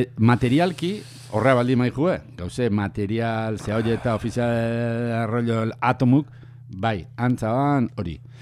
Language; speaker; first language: Basque; native; Basque